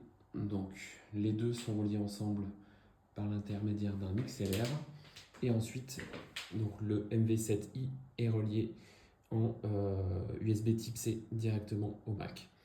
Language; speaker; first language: French; native; French